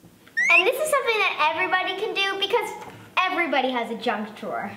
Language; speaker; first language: English; native; English